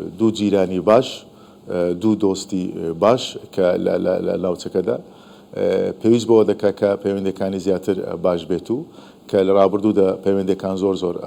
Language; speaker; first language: Central Kurdish; non-native, local second language; Turkish